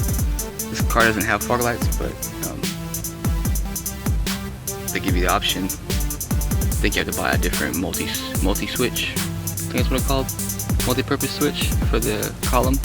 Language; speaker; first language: English; native; English